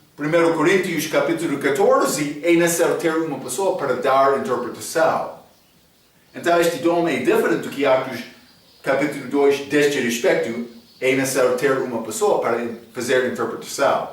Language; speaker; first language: Portuguese; non-native, learner; English